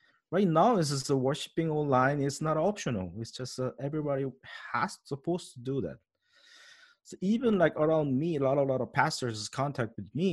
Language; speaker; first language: English; non-native, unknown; Korean